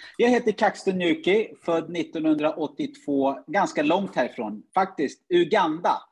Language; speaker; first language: Swedish; early bilingual, other home language; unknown